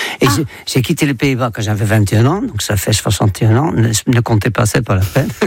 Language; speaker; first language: French; non-native, fluent; Dutch